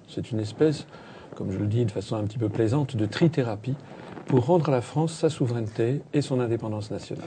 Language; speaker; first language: French; native; French